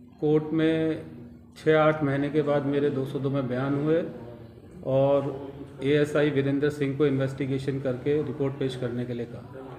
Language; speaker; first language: Hindi; native; Hindi